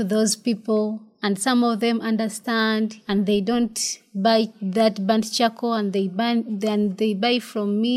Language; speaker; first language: English; non-native, local second language; Ganda